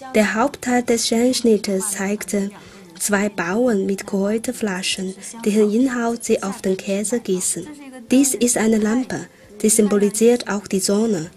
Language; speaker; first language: German; non-native, fluent; Chinese